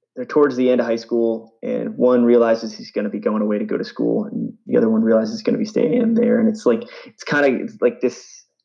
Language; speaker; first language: English; native; English